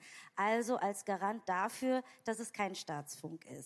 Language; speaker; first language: German; native; German